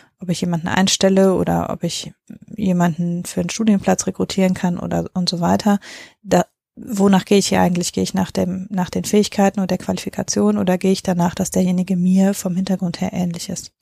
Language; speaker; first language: German; native; German